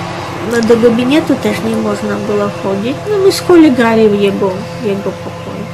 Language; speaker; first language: Polish; non-native, fluent; Russian